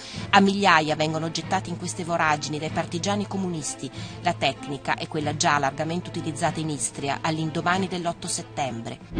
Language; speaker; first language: Italian; native; Italian